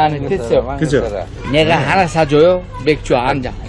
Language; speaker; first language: Korean; non-native, learner; Uzbek